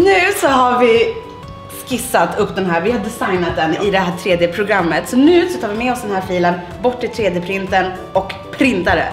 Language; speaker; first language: Swedish; native; Swedish